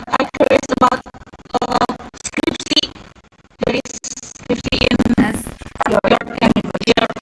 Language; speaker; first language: English; non-native, learner; Indonesian